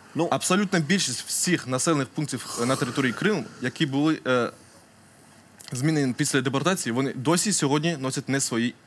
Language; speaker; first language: Ukrainian; non-native, local second language; Crimean Tatar